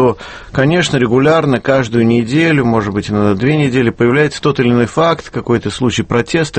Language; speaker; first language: Russian; native; Russian